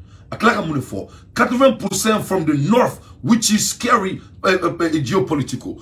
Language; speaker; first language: English; non-native, learner; Bambara